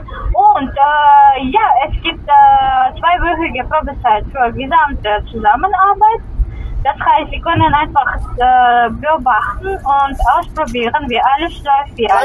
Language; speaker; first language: German; non-native, learner; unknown